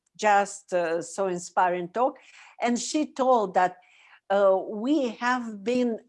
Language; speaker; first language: English; non-native, learner; Russian